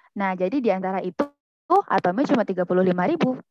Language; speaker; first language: Indonesian; native; Indonesian